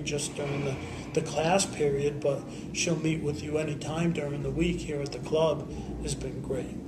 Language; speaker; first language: English; native; English